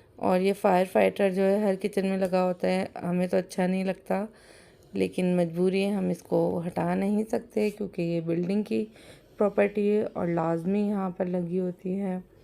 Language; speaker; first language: Urdu; native; Urdu